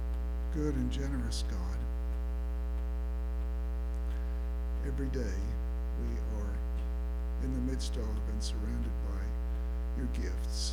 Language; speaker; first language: English; native; English